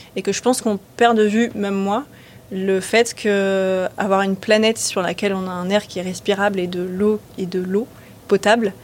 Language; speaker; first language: French; native; French